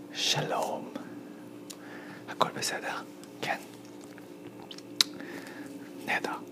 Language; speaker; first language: Hebrew; non-native, fluent; English